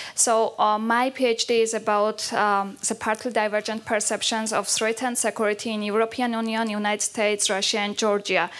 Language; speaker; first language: English; non-native, fluent; Georgian